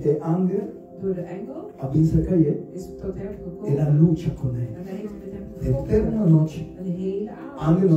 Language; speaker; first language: Dutch; non-native, local second language; Papiamento